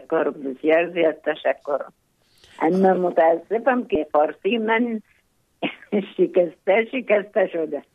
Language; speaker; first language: Persian; non-native, fluent; Arabic